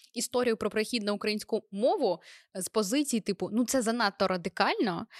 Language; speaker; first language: Ukrainian; native; Ukrainian